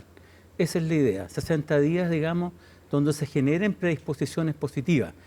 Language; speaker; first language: Spanish; native; Spanish